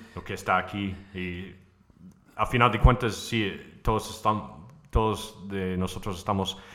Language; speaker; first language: Spanish; non-native, fluent; English